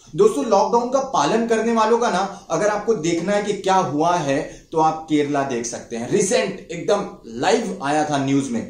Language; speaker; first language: Hindi; non-native, local second language; Marathi